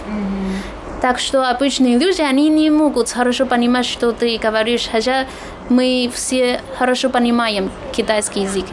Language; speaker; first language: Russian; non-native, fluent; Chinese